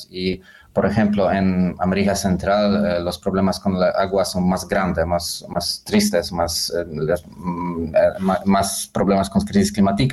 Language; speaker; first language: Spanish; non-native, learner; Polish